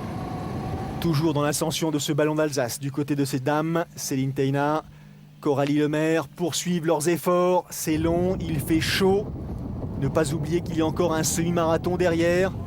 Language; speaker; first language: French; native; French